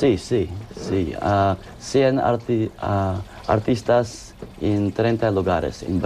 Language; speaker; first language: Spanish; non-native, fluent; English